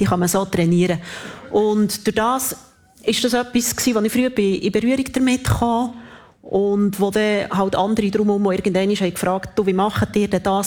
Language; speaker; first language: German; native; German